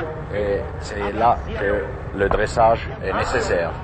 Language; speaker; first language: French; non-native, fluent; German